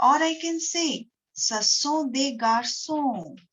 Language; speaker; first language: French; non-native, learner; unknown